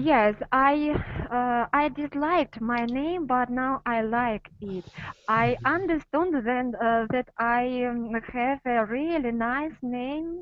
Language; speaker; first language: English; non-native, learner; Russian